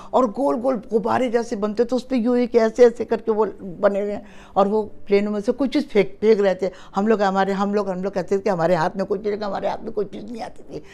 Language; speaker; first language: Urdu; early bilingual, heritage; Urdu